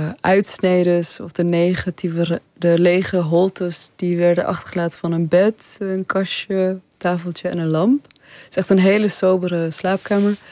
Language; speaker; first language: Dutch; early bilingual, other home language; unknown